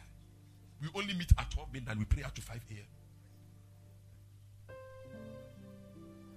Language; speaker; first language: English; non-native, local second language; Akan